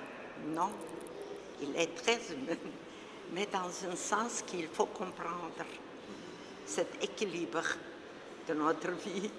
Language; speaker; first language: French; non-native, fluent; Russian